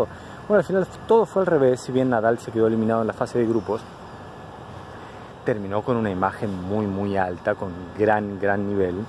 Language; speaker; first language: Spanish; native; Spanish